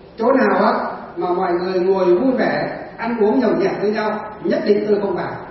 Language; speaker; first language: Vietnamese; non-native, local second language; Tày